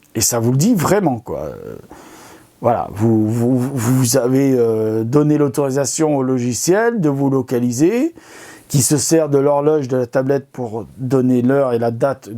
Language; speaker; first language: French; native; French